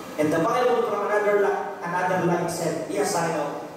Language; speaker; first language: English; non-native, local second language; Filipino